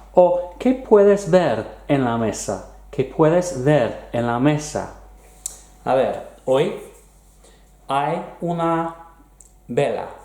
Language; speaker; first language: Spanish; non-native, fluent; English